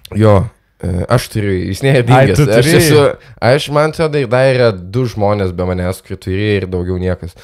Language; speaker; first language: Lithuanian; non-native, local second language; Russian